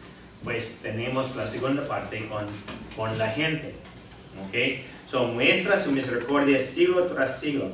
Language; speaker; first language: Spanish; non-native, fluent; English